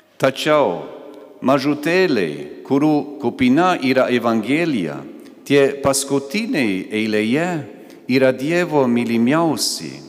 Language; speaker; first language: Lithuanian; non-native, fluent; Croatian